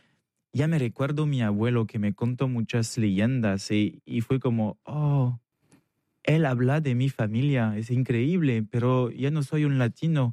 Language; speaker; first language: Spanish; non-native, learner; French